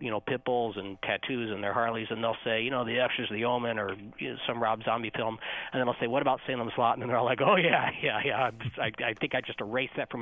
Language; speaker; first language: English; native; English